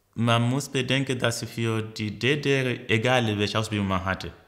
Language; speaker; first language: German; early bilingual, other home language; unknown